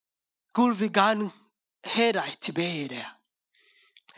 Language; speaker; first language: Danish; non-native, fluent; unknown